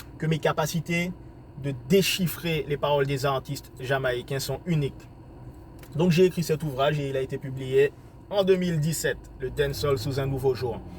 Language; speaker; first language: French; native; French